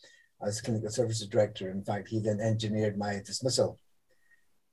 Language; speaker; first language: English; native; English